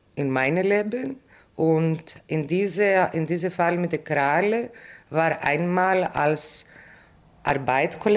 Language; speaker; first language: German; non-native, fluent; Greek